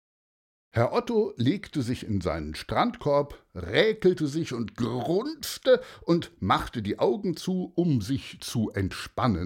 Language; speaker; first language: German; native; German